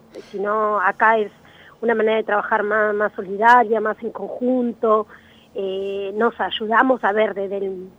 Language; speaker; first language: Spanish; native; Spanish